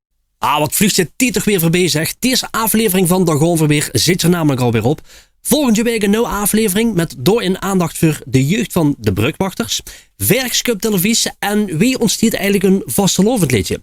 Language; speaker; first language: Dutch; native; Dutch